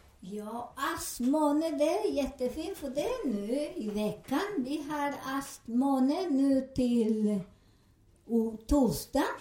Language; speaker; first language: Swedish; non-native, learner; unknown